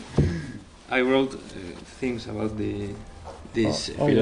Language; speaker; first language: English; non-native, learner; Spanish